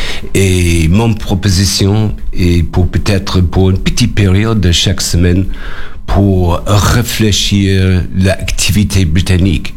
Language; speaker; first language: French; non-native, learner; English